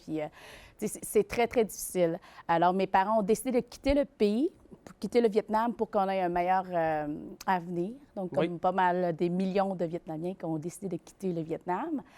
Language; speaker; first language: French; early bilingual, other home language; Vietnamese